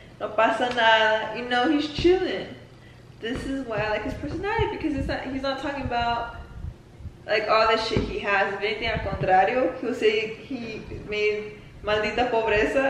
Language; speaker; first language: English; early bilingual, other home language; Spanish